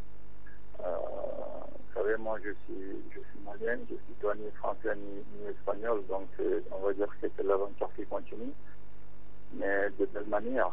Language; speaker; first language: French; non-native, local second language; Bambara